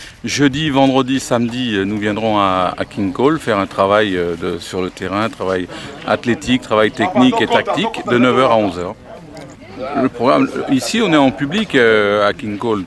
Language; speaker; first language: French; non-native, local second language; Lingala